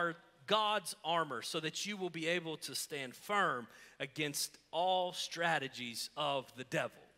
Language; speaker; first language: English; native; English